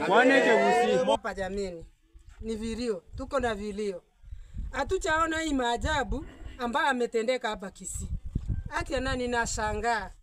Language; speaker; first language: Swahili; non-native, local second language; Gusii